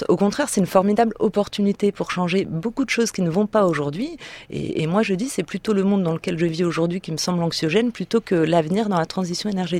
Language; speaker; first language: French; native; French